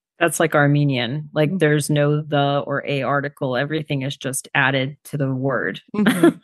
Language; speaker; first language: English; early bilingual, other home language; Armenian